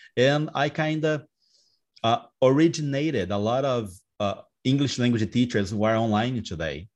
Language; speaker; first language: English; non-native, fluent; Portuguese